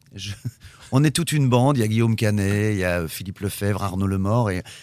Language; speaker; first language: French; native; French